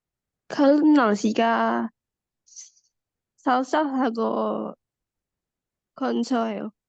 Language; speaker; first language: Korean; non-native, learner; Indonesian